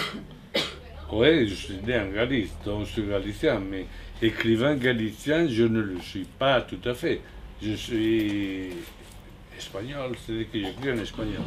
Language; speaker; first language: French; non-native, fluent; Spanish